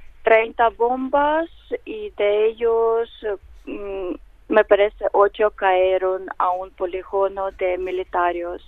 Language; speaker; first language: Spanish; non-native, learner; Ukrainian